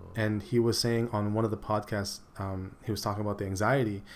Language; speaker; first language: English; early bilingual, other home language; Filipino